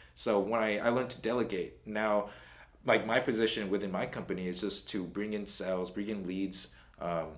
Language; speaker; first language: English; native; English